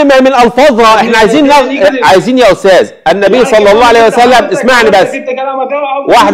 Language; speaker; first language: Arabic; native; Arabic